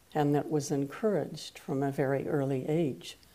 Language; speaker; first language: English; non-native, fluent; French